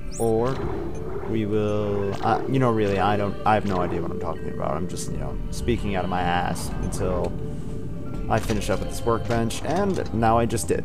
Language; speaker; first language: English; native; English